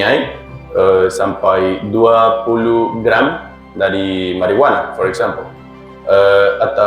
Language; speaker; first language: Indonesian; non-native, learner; Spanish